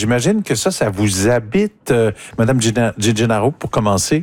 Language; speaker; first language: French; native; French